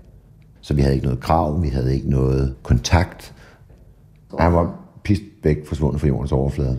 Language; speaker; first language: Danish; native; Danish